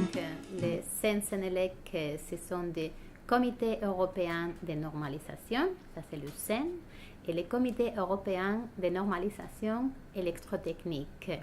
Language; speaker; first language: French; non-native, fluent; Spanish